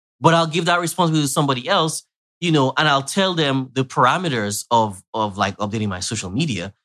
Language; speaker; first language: English; native; English